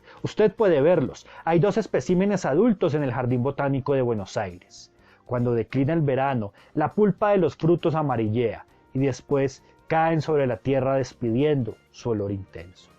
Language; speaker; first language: Spanish; native; Spanish